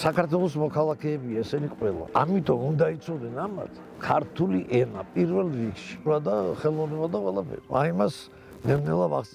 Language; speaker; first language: Georgian; native; Georgian